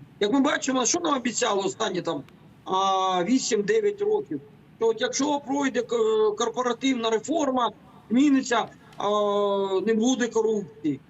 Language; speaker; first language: Ukrainian; native; Ukrainian